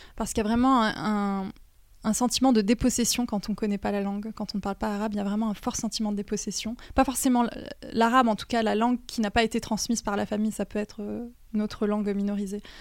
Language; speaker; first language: French; native; French